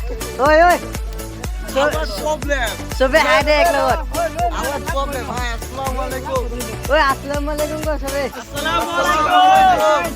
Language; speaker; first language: Hindi; non-native, local second language; Assamese